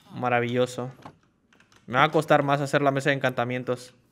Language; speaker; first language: Spanish; native; Spanish